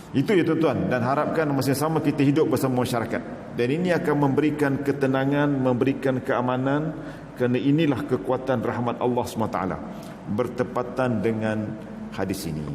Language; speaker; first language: Malay; native; Malay